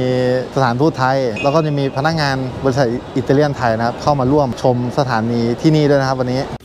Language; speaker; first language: Thai; native; Thai